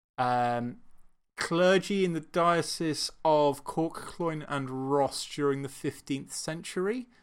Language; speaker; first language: English; native; English